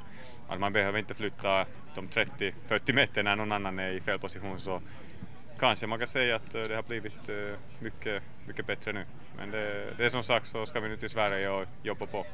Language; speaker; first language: Swedish; non-native, local second language; Finnish